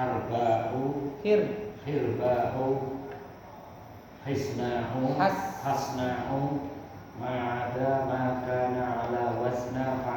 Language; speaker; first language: Arabic; non-native, learner; Indonesian